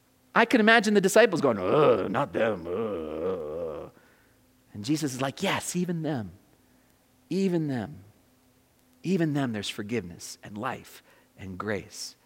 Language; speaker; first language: English; native; English